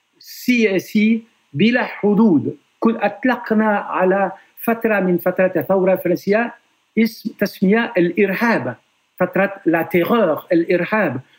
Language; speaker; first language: Arabic; non-native, fluent; French